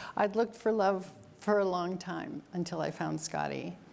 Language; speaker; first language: English; native; English